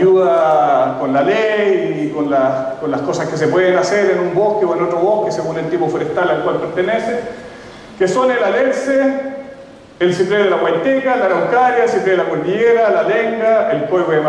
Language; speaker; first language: Spanish; native; Spanish